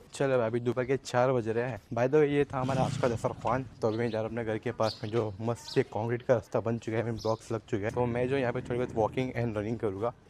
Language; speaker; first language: Hindi; non-native, local second language; Gujarati